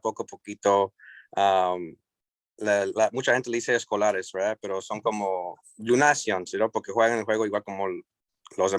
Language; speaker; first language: Spanish; early bilingual, heritage; English